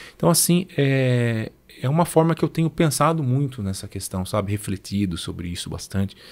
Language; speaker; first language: Portuguese; native; Portuguese